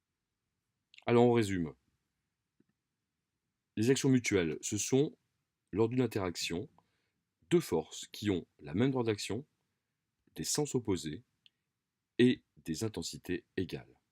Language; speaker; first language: French; native; French